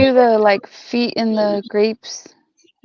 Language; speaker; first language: English; native; English